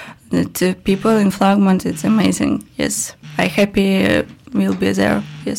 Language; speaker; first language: English; non-native, learner; Russian